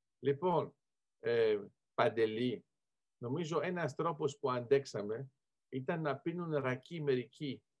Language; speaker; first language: Greek; early bilingual, heritage; Greek